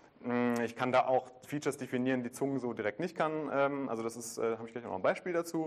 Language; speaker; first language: German; native; German